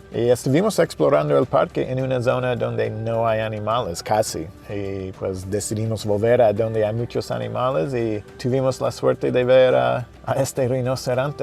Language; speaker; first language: Spanish; non-native, fluent; English